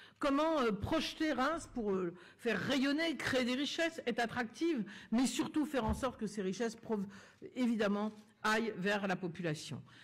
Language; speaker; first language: French; native; French